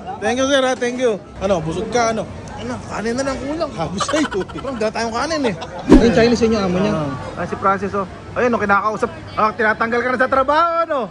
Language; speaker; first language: Filipino; native; Filipino